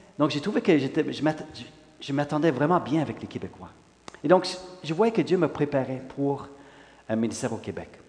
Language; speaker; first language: French; non-native, local second language; English